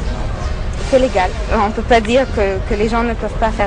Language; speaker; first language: French; non-native, fluent; Arabic